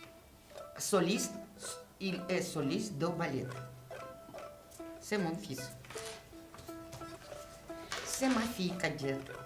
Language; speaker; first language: French; non-native, learner; Russian